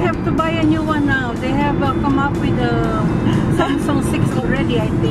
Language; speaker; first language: English; non-native, local second language; Filipino